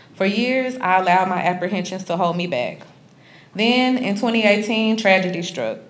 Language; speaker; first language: English; native; English